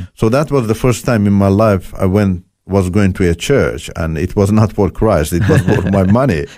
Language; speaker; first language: English; non-native, fluent; Turkish